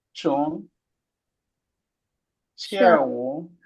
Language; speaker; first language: Chinese; non-native, learner; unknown